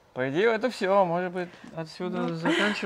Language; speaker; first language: Russian; non-native, learner; English